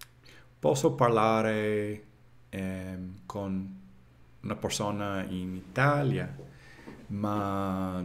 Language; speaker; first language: Italian; non-native, learner; English